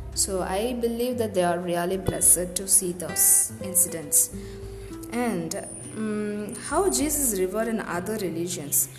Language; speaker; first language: English; non-native, local second language; Tamil